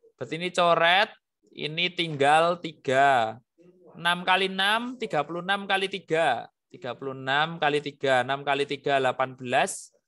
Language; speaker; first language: Indonesian; native; Indonesian